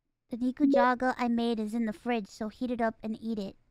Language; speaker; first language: English; early bilingual, other home language; Spanish